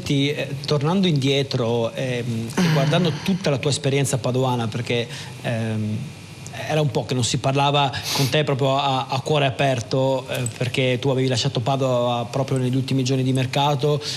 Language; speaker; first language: Italian; native; Italian